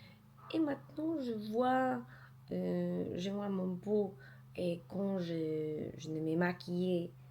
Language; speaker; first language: French; non-native, learner; Polish